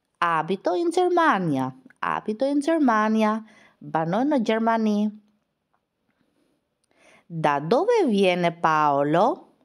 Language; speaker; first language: Italian; non-native, fluent; Albanian